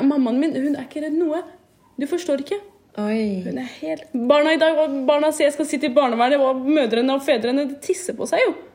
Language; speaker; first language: Norwegian; early bilingual, other home language; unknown